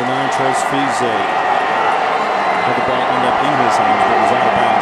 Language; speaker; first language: English; native; English